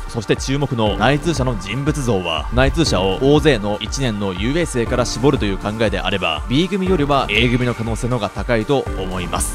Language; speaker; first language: Japanese; native; Japanese